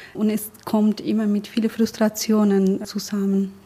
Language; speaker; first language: German; non-native, fluent; Spanish